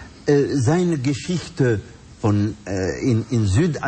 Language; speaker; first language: German; non-native, fluent; Arabic